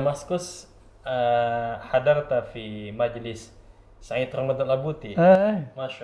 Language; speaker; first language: Arabic; non-native, learner; Indonesian